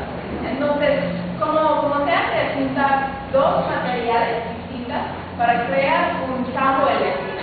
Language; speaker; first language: Spanish; non-native, fluent; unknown